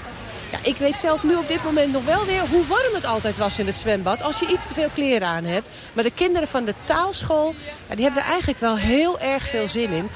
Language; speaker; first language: Dutch; native; Dutch